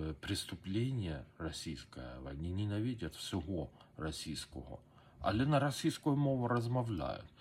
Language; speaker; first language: Ukrainian; non-native, learner; Persian